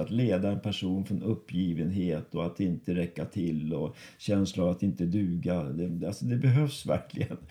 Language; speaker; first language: Swedish; native; Swedish